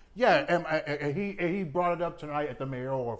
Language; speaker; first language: English; native; English